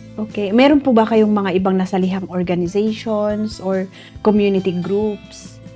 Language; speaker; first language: Filipino; native; Filipino